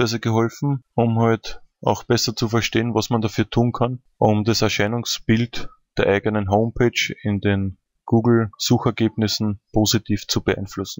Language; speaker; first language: German; native; German